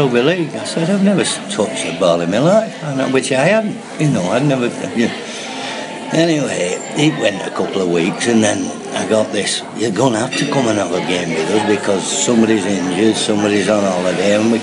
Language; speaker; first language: English; native; English